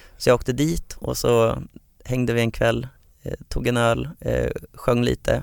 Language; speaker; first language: Swedish; native; Swedish